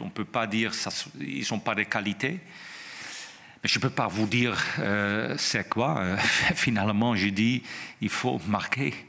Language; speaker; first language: French; non-native, fluent; Dutch